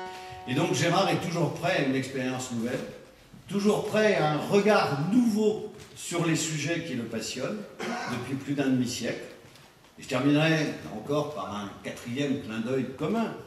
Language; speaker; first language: French; native; French